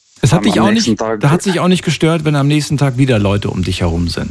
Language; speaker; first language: German; native; German